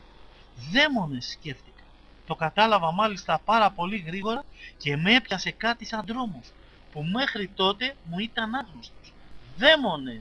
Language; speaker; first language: Greek; native; Greek